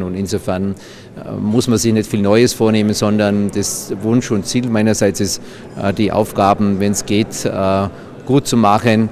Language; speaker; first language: German; native; German